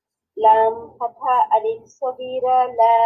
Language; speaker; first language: Arabic; non-native, learner; Bangla